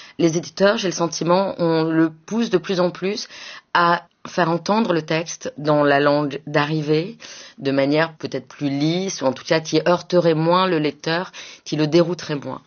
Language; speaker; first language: French; native; French